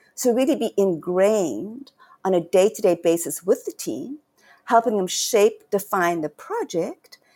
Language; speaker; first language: English; native; English